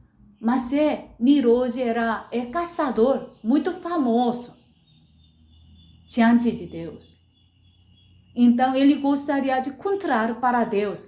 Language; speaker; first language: Portuguese; non-native, learner; Korean